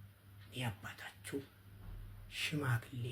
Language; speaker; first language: Amharic; native; Amharic